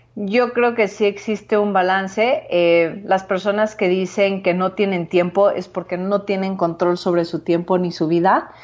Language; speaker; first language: Spanish; native; Spanish